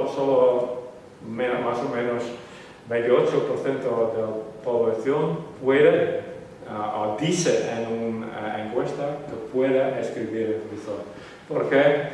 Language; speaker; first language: Spanish; non-native, fluent; Western Frisian